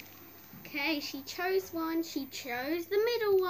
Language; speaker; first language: English; native; English